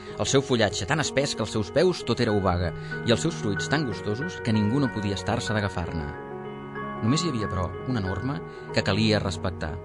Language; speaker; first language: Catalan; native; Catalan